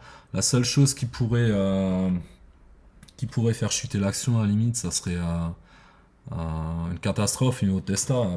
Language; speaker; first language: French; native; French